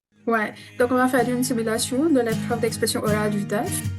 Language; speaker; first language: French; non-native, fluent; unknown